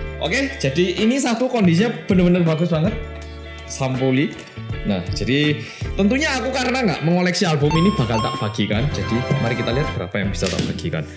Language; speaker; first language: Indonesian; non-native, fluent; Korean